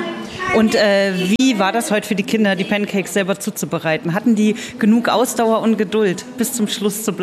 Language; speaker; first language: German; native; German